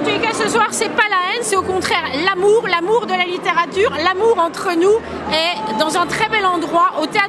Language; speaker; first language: French; native; French